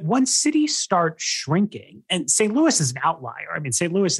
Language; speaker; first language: English; native; English